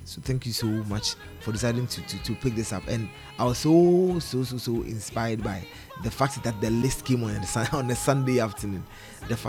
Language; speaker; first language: English; non-native, local second language; Akan